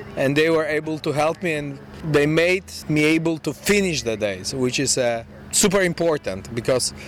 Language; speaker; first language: English; non-native, fluent; Polish